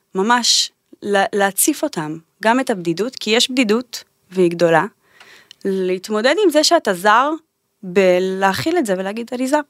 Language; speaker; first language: Hebrew; native; Hebrew